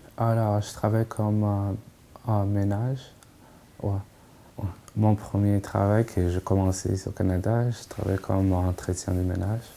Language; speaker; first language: French; non-native, local second language; Kinyarwanda